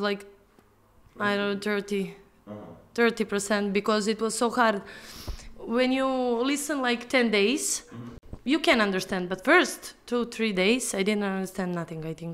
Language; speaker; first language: English; non-native, fluent; Serbian